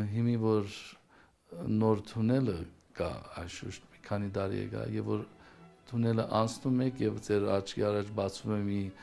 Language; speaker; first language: Armenian; early bilingual, heritage; Armenian